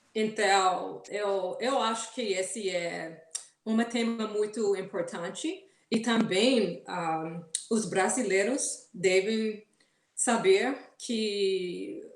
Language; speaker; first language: Portuguese; non-native, fluent; English